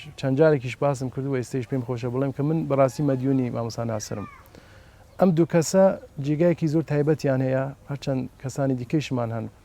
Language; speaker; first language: Central Kurdish; non-native, local second language; Southern Kurdish